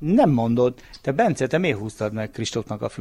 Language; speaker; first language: Hungarian; native; Hungarian